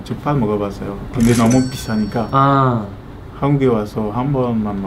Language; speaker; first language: Korean; non-native, learner; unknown